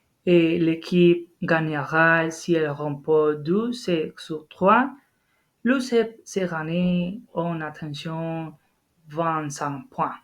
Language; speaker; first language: French; non-native, learner; Spanish